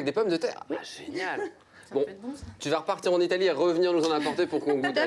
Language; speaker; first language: French; native; French